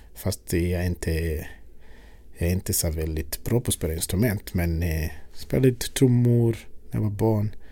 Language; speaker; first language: Swedish; non-native, fluent; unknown